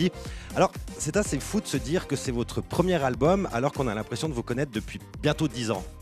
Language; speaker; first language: French; native; French